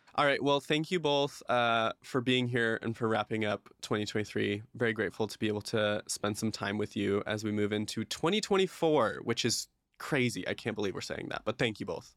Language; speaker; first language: English; native; English